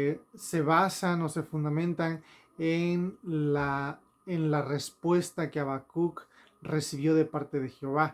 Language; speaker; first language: Spanish; native; Spanish